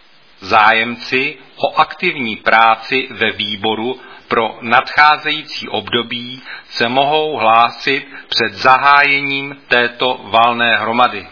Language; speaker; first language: Czech; native; Czech